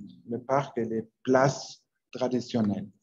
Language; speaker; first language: French; non-native, learner; Spanish